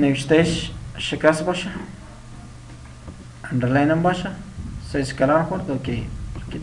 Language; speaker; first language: Persian; non-native, local second language; Pashto